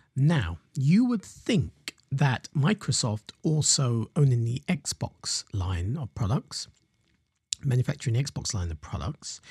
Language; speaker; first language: English; native; English